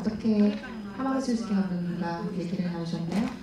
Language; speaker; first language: Korean; native; Korean